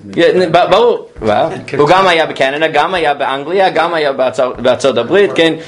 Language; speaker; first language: Hebrew; non-native, fluent; English